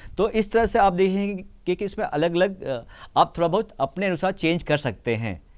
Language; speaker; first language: Hindi; native; Hindi